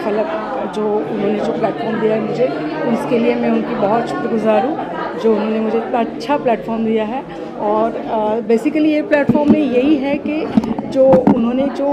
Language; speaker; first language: Hindi; native; Hindi